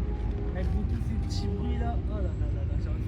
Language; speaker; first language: French; native; French